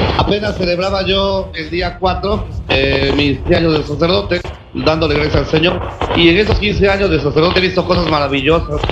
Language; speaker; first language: Spanish; native; Spanish